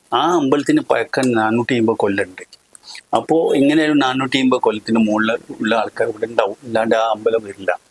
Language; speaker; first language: Malayalam; non-native, local second language; Gujarati